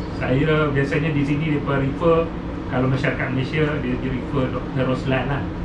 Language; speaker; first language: Malay; native; Malay